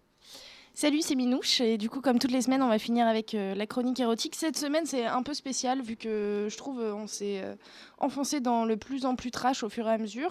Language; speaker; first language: French; native; French